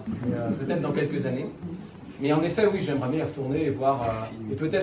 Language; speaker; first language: French; native; French